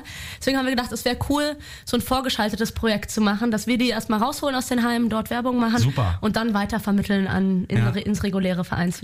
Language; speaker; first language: German; native; German